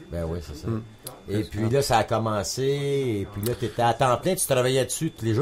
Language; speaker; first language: French; native; French